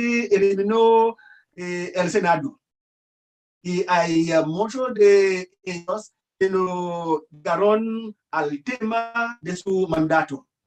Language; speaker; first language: Spanish; non-native, learner; Haitian Creole